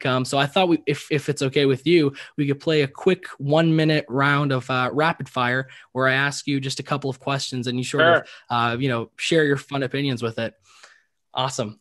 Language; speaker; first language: English; native; English